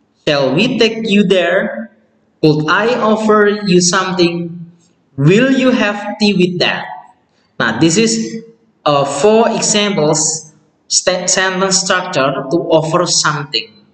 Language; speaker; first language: English; non-native, fluent; Indonesian